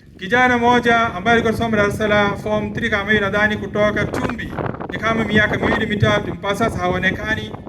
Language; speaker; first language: Swahili; non-native, fluent; Malayalam